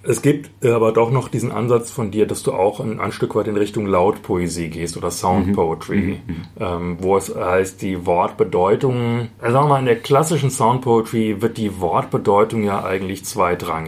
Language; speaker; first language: German; native; German